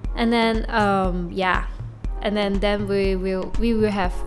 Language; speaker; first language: English; non-native, local second language; Chinese